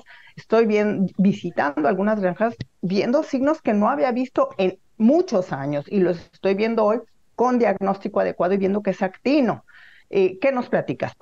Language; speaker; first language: Spanish; native; Spanish